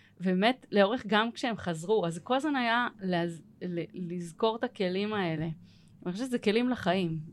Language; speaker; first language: Hebrew; native; Hebrew